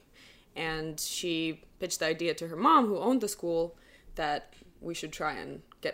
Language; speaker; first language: English; non-native, fluent; Russian